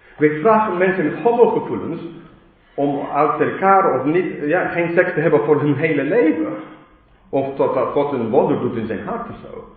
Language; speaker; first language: Dutch; non-native, fluent; English